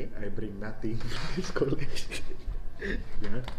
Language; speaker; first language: English; non-native, learner; Malay